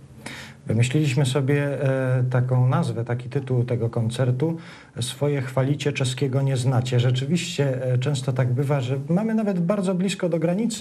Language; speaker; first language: Polish; native; Polish